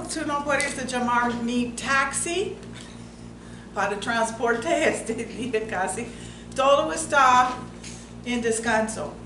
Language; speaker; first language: Spanish; non-native, fluent; English